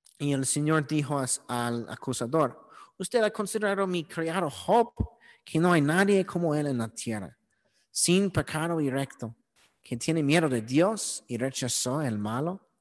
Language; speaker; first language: Spanish; non-native, learner; English